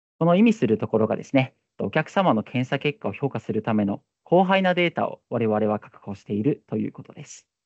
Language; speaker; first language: Japanese; native; Japanese